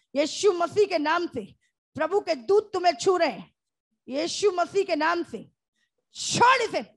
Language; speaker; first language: Hindi; native; Hindi